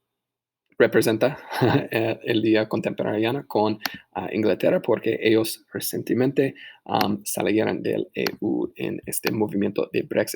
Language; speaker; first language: Spanish; non-native, fluent; English